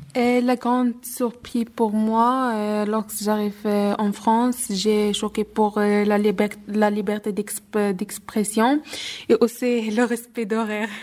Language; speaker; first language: French; non-native, local second language; Arabic